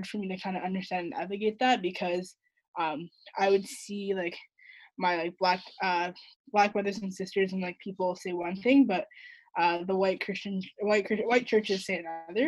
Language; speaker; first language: English; native; English